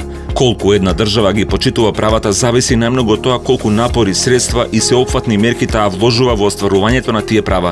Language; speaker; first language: Macedonian; native; Macedonian